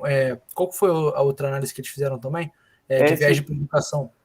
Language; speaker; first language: Portuguese; native; Portuguese